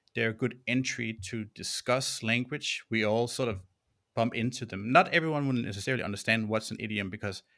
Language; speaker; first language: English; non-native, fluent; Danish